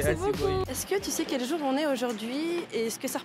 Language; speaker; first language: French; native; French